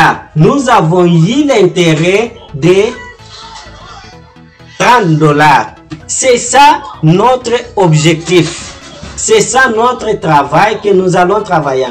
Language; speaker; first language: French; non-native, learner; Portuguese